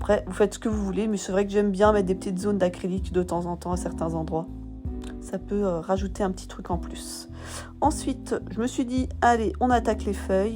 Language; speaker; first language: French; native; French